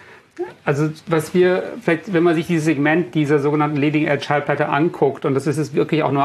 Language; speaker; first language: German; native; German